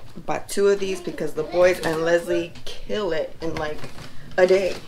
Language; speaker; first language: English; early bilingual, other home language; Spanish